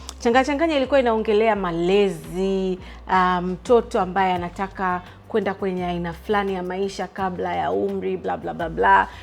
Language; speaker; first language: Swahili; native; Swahili